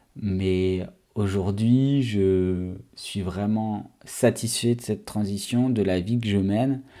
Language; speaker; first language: French; native; French